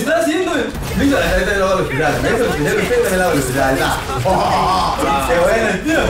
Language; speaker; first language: Spanish; native; Spanish